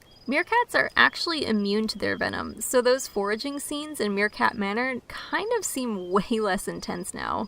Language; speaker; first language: English; native; English